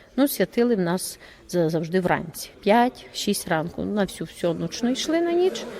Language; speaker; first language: Ukrainian; native; Ukrainian